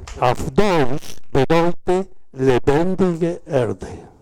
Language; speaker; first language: German; non-native, learner; Spanish